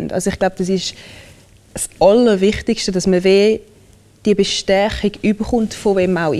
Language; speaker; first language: German; early bilingual, other home language; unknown